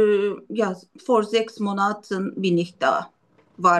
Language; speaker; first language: German; non-native, learner; Turkish